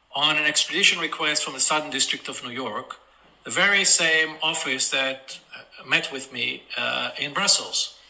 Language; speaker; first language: English; non-native, fluent; Hebrew